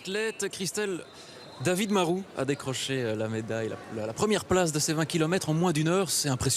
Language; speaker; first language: French; native; French